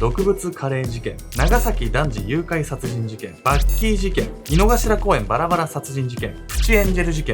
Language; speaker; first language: Japanese; native; Japanese